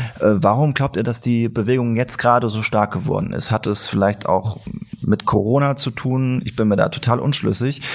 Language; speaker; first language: German; native; German